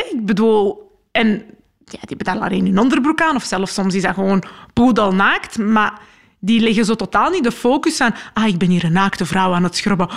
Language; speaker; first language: Dutch; early bilingual, other home language; Arabic